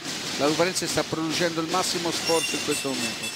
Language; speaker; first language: Italian; native; Italian